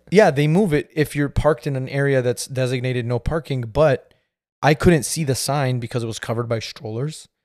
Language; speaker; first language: English; native; English